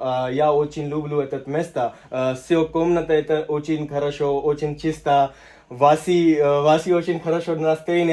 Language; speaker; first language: Russian; non-native, learner; Hindi